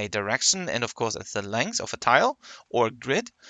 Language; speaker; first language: English; non-native, fluent; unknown